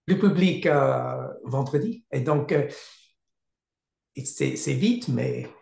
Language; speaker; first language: French; non-native, learner; English